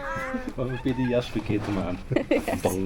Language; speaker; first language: Dutch; native; Dutch